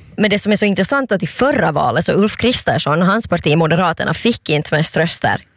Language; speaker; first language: Swedish; native; Swedish